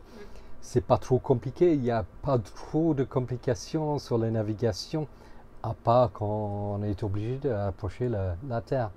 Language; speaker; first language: French; non-native, fluent; English